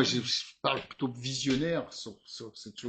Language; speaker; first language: French; native; French